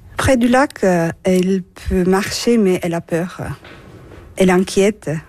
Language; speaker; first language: French; non-native, learner; Turkish